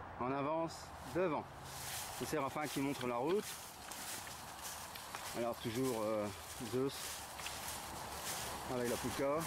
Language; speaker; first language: French; native; French